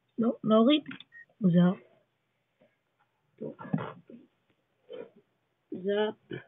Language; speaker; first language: Hebrew; native; Hebrew